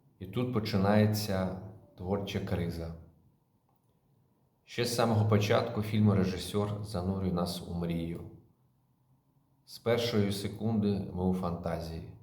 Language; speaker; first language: Ukrainian; native; Ukrainian